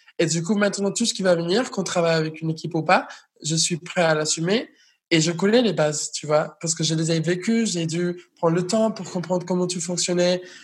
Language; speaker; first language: French; non-native, fluent; Spanish